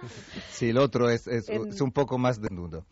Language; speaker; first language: Spanish; non-native, fluent; Italian